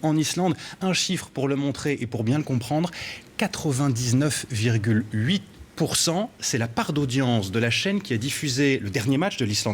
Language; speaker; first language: French; native; French